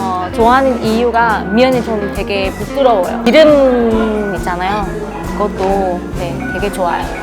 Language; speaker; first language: Korean; non-native, fluent; Vietnamese